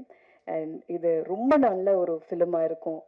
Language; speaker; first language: Tamil; non-native, fluent; Malayalam